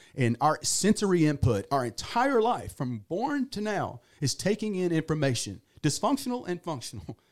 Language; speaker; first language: English; native; English